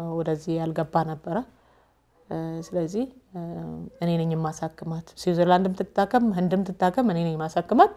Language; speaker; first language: Amharic; native; Amharic